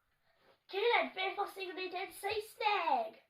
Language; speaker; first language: Welsh; non-native, local second language; English